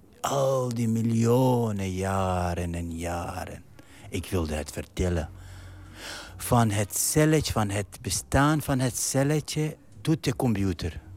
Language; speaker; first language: Dutch; non-native, fluent; Arabic